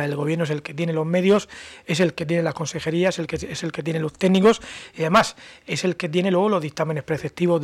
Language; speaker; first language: Spanish; native; Spanish